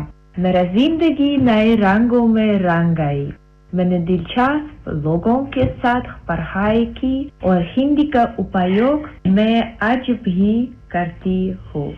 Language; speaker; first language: Hindi; non-native, fluent; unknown